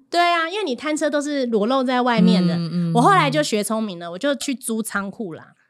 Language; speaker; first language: Chinese; native; Chinese